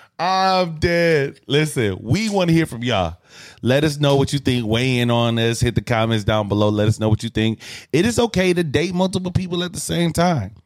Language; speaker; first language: English; native; English